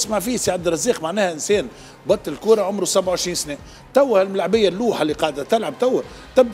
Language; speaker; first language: Arabic; native; Arabic